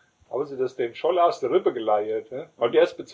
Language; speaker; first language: German; native; German